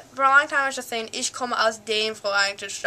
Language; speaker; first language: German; non-native, learner; English